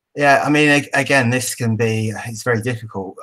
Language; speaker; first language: English; native; English